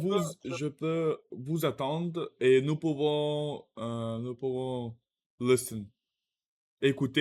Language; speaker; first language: French; non-native, learner; Russian